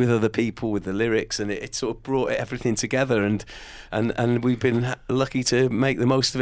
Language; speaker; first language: English; native; English